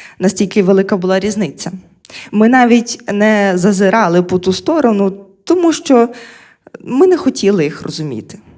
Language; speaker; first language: Ukrainian; non-native, local second language; Russian